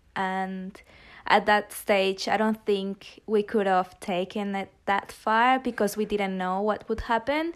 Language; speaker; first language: English; non-native, fluent; Spanish